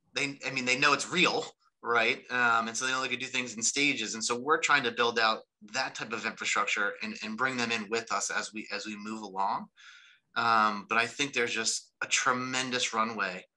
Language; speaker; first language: English; native; English